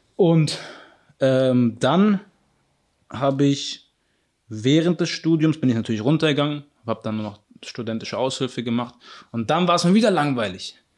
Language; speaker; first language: German; early bilingual, other home language; Arabic